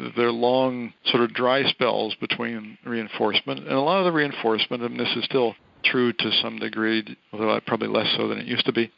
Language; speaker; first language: English; native; English